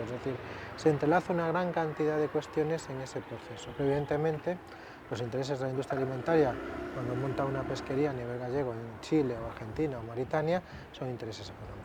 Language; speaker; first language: Spanish; native; Spanish